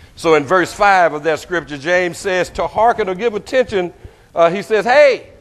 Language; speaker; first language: English; native; English